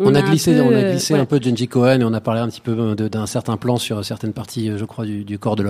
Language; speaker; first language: French; native; French